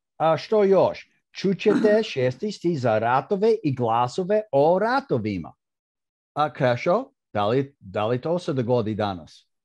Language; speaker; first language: Croatian; early bilingual, heritage; Croatian